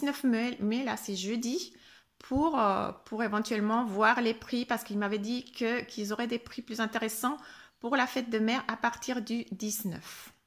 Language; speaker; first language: French; non-native, fluent; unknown